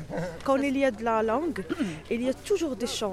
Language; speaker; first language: French; non-native, learner; Arabic